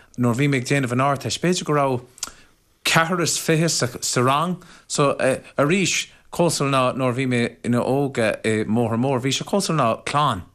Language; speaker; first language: Irish; non-native, local second language; English